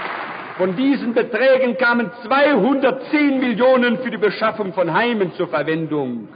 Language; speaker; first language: German; native; German